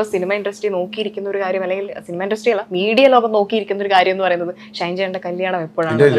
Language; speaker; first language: Malayalam; native; Malayalam